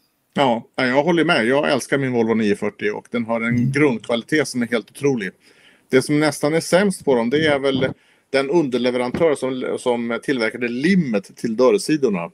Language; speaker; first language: Swedish; native; Swedish